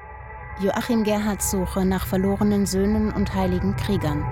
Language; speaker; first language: German; native; German